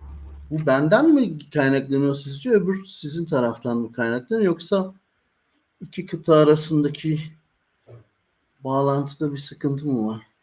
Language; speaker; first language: Turkish; early bilingual, heritage; Turkish